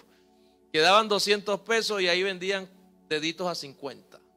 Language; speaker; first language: Spanish; native; Spanish